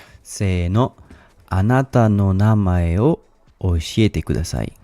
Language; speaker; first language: Japanese; non-native, learner; English